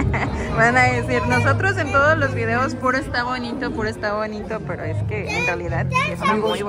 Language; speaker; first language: Spanish; native; Spanish